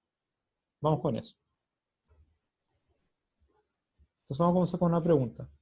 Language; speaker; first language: Spanish; native; Spanish